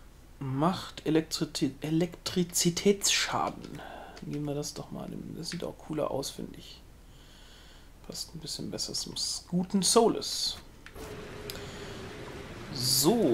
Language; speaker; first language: German; native; German